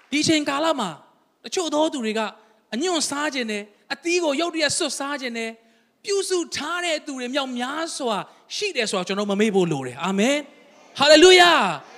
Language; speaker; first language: Burmese; non-native, local second language; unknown